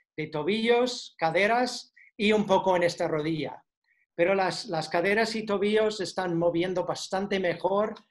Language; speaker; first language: Spanish; non-native, fluent; English